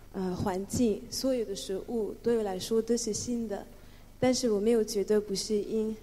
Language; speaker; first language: Chinese; non-native, fluent; French